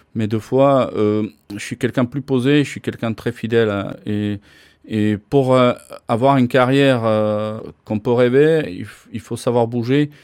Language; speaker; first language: French; non-native, fluent; Slovak